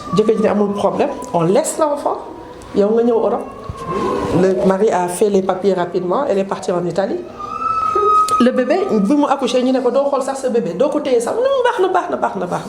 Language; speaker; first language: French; non-native, local second language; Wolof